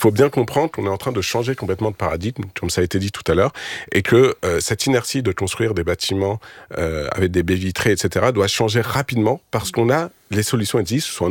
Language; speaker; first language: French; native; French